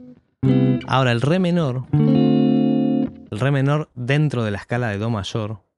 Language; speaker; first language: Spanish; native; Spanish